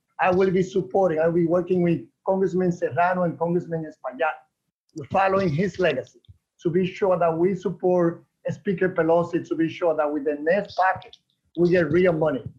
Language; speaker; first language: English; non-native, fluent; Spanish